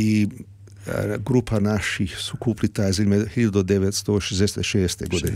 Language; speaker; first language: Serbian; early bilingual, heritage; Serbian